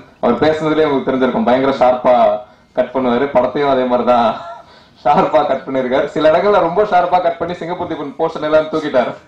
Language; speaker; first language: Tamil; native; Tamil